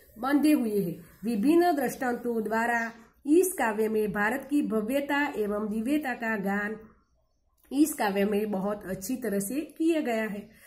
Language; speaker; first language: Hindi; non-native, local second language; Gujarati